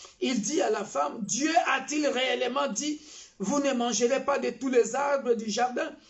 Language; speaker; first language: French; non-native, local second language; Kongo